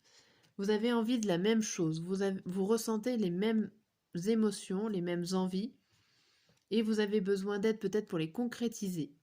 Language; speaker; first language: French; native; French